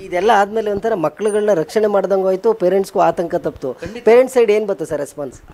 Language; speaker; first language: Kannada; native; Kannada